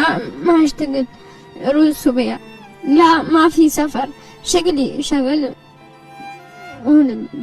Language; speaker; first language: Arabic; non-native, learner; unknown